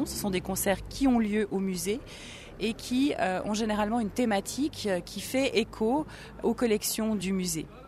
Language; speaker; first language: French; native; French